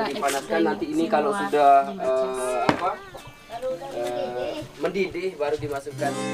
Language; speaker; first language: Indonesian; non-native, local second language; Sasak